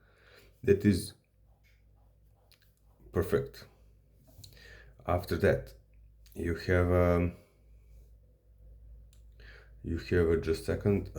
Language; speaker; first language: English; non-native, learner; Serbian